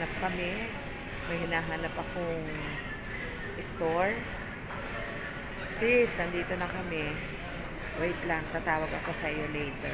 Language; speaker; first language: Filipino; native; Filipino